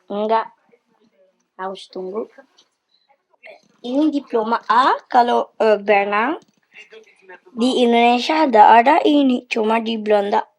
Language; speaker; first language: Indonesian; early bilingual, heritage; Dutch